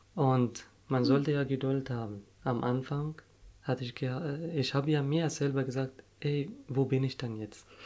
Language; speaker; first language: German; non-native, fluent; Arabic